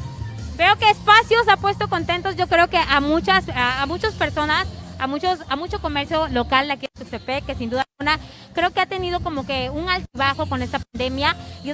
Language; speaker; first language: Spanish; native; Spanish